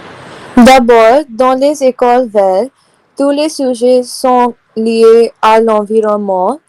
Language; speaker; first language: French; non-native, learner; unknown